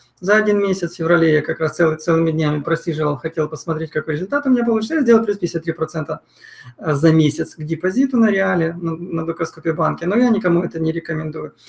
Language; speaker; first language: Russian; native; Russian